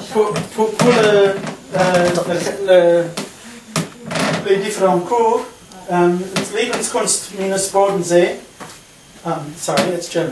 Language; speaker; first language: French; non-native, learner; English